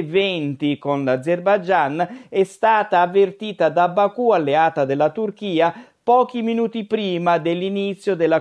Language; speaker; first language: Italian; native; Italian